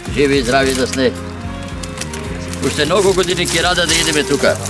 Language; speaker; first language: Macedonian; native; Macedonian